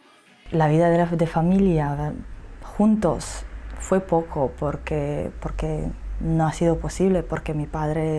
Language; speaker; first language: Spanish; non-native, fluent; Romanian